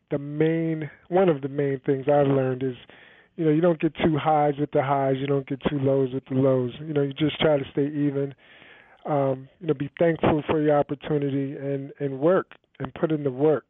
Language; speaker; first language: English; native; English